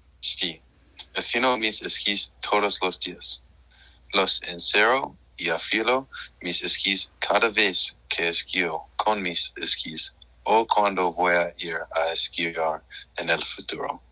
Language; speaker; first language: Spanish; non-native, learner; English